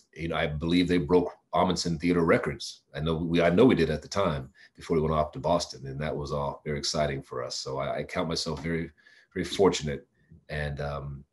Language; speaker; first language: English; native; English